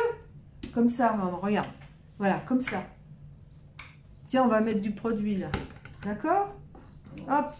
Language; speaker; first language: French; native; French